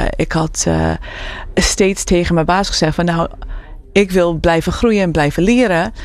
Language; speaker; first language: Dutch; non-native, fluent; English